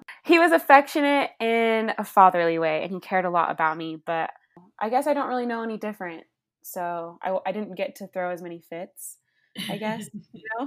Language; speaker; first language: English; native; English